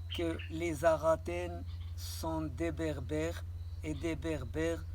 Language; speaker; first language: French; non-native, local second language; Arabic